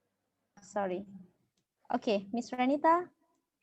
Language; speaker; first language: English; non-native, learner; Indonesian